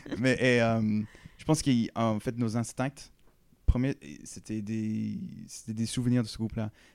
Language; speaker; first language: French; non-native, fluent; English